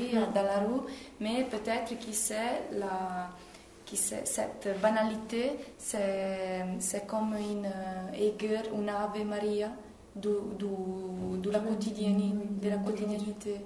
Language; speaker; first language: French; non-native, fluent; Italian